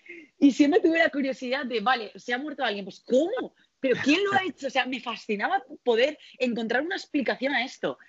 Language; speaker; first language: Spanish; native; Spanish